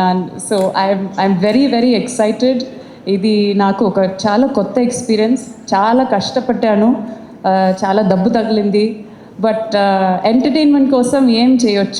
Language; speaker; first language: Telugu; non-native, fluent; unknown